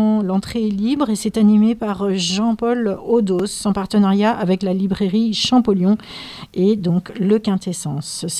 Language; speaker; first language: French; native; French